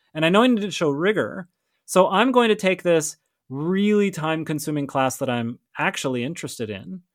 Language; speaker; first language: English; native; English